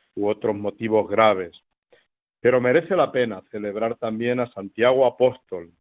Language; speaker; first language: Spanish; native; Spanish